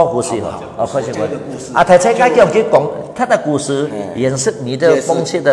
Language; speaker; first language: Chinese; non-native, learner; Hakka Chinese